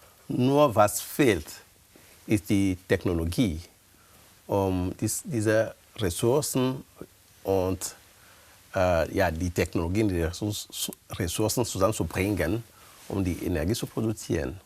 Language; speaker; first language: German; non-native, fluent; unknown